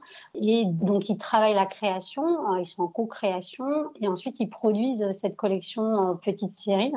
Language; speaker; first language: French; early bilingual, other home language; Arabic